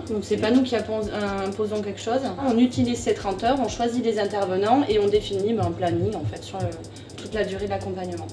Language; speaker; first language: French; native; French